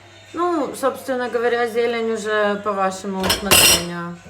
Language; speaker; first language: Russian; native; Russian